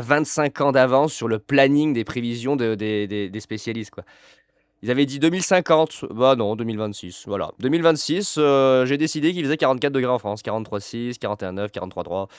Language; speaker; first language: French; native; French